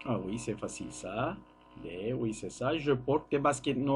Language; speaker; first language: French; non-native, learner; Turkish